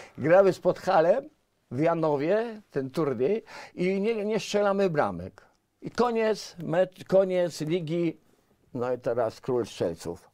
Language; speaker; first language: Polish; native; Polish